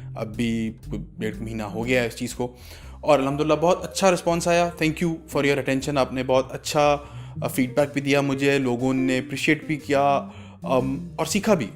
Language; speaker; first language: Urdu; native; Urdu